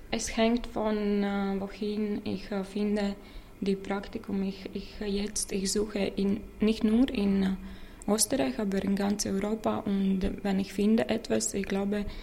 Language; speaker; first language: German; non-native, learner; Latvian